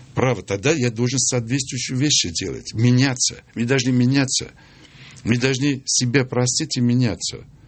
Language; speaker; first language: Russian; non-native, local second language; Armenian